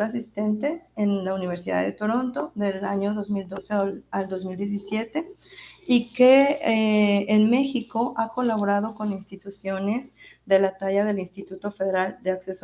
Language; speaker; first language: Spanish; native; Spanish